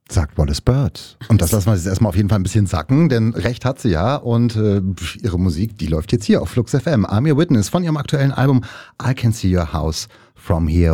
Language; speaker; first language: German; native; German